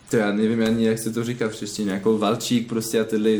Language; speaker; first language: Czech; non-native, fluent; French